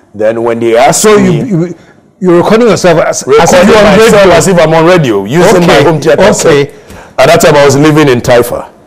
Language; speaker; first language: English; non-native, local second language; Akan